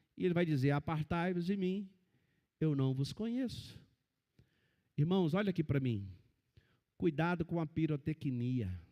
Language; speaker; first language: Portuguese; native; Portuguese